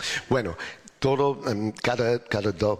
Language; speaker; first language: Spanish; non-native, learner; English